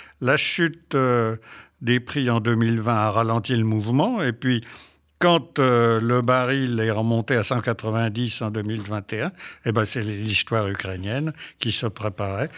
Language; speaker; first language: French; native; French